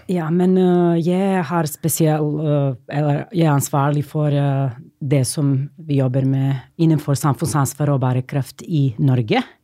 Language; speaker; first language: Norwegian; non-native, fluent; Serbian